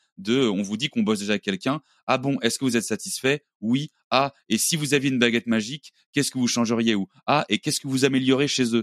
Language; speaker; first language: French; native; French